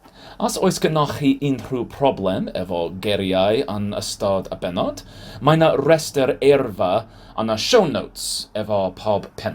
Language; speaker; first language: Welsh; non-native, learner; English